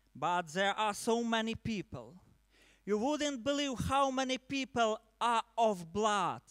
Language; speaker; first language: English; non-native, learner; Ukrainian